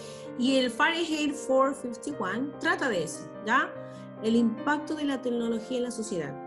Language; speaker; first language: Spanish; native; Spanish